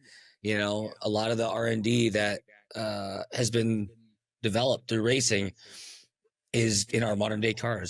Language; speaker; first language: English; native; English